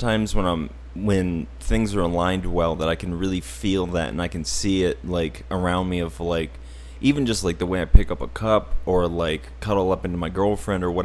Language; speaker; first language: English; native; English